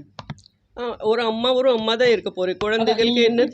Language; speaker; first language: Tamil; non-native, fluent; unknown